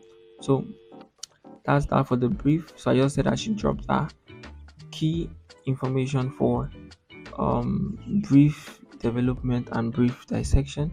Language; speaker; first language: English; non-native, local second language; Yoruba